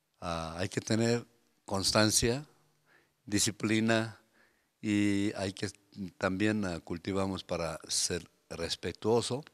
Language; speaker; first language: Spanish; non-native, fluent; Korean